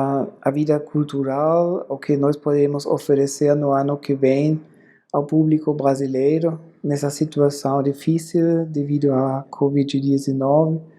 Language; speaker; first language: Portuguese; non-native, fluent; German